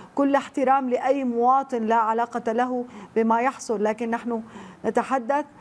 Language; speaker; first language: Arabic; native; Arabic